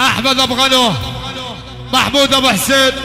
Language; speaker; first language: Arabic; native; Arabic